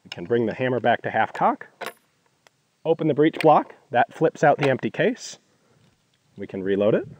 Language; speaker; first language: English; native; English